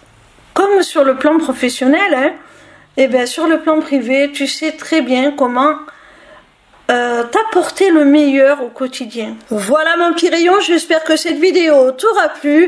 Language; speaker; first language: French; native; French